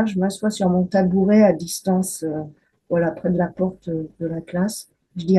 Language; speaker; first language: French; native; French